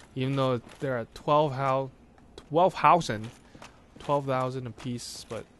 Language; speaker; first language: English; non-native, local second language; Cantonese